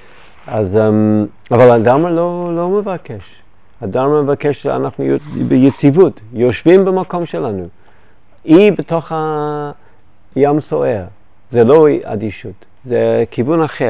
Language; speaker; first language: Hebrew; non-native, fluent; English